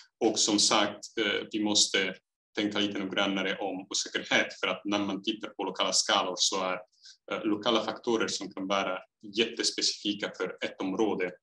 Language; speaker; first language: Swedish; non-native, fluent; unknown